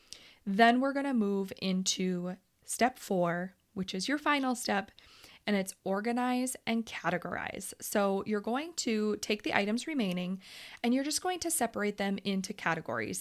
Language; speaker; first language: English; native; English